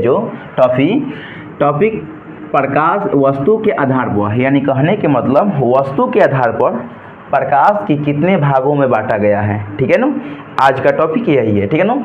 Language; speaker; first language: Hindi; native; Hindi